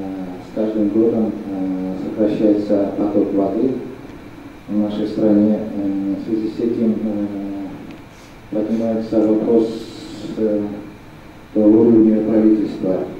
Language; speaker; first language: Russian; non-native, local second language; Kyrgyz